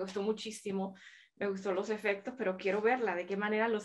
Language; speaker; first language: Spanish; native; Spanish